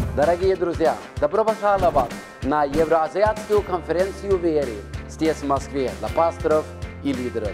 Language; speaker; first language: Russian; non-native, fluent; Norwegian